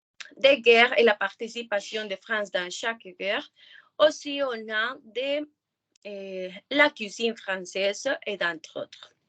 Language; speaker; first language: French; non-native, learner; Spanish